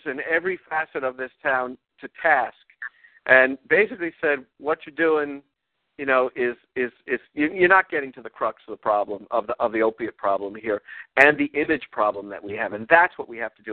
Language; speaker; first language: English; native; English